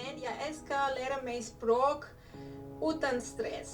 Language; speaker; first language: Swedish; non-native, learner; Spanish